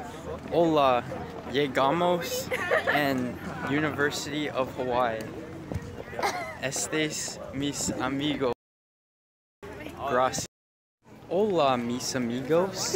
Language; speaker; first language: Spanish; non-native, learner; English